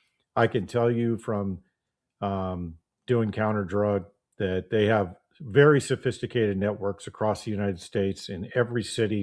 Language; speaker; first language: English; native; English